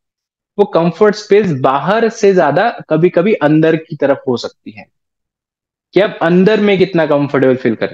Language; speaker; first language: Hindi; native; Hindi